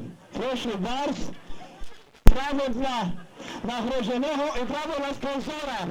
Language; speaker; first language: Polish; non-native, local second language; Rusyn